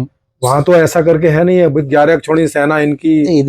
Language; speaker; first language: Hindi; native; Hindi